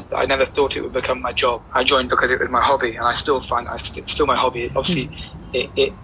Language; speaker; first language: English; native; English